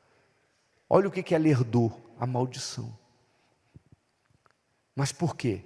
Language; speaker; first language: Portuguese; native; Portuguese